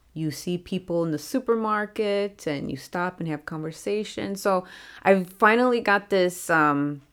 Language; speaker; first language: English; native; English